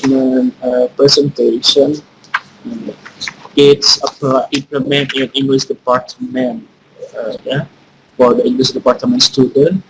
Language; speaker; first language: English; non-native, fluent; Indonesian